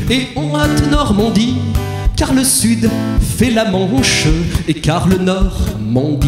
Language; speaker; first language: French; native; French